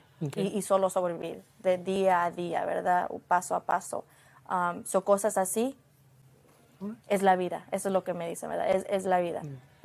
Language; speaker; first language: Spanish; early bilingual, heritage; Spanish